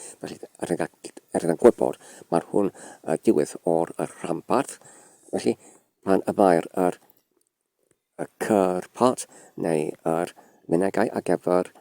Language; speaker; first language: Welsh; non-native, learner; English